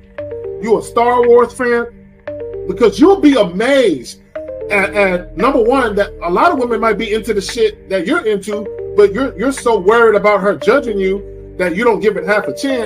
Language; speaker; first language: English; native; English